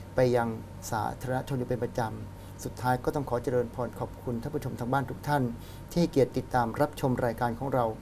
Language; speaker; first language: Thai; native; Thai